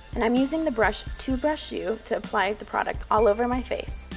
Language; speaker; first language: English; native; English